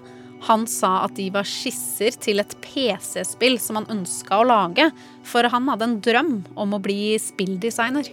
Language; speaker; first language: Norwegian; native; Norwegian